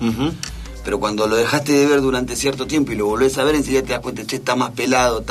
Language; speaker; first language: Spanish; native; Spanish